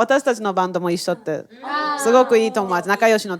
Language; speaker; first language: Japanese; native; Japanese